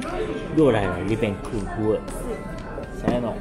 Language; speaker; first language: Chinese; non-native, fluent; Japanese